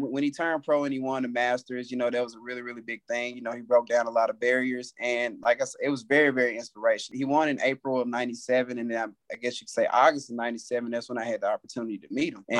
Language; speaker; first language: English; native; English